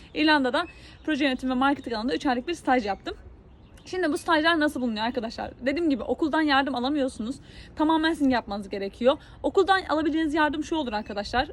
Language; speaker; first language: Turkish; native; Turkish